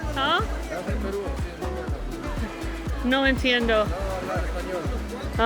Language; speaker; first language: Spanish; non-native, learner; English